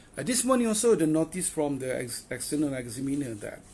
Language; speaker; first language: English; non-native, local second language; Malay